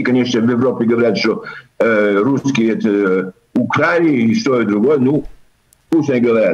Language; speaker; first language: Russian; early bilingual, heritage; Russian